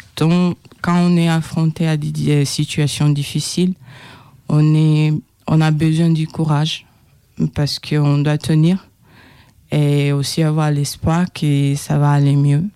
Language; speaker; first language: French; non-native, local second language; Kinyarwanda